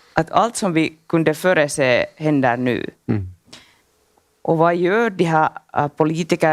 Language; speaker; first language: Swedish; non-native, local second language; Finnish